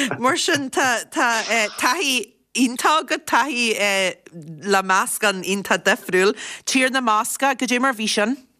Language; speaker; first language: Irish; native; Irish